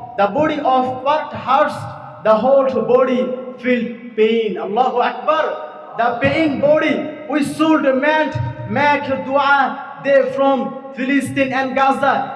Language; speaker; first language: English; non-native, local second language; Bangla